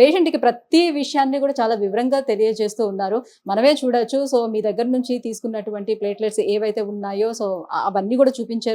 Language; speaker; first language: Telugu; native; Telugu